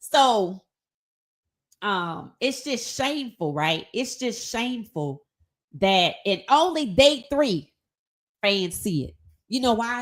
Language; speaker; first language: English; native; English